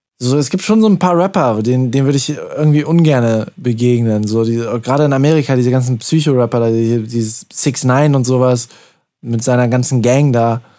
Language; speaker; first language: German; native; German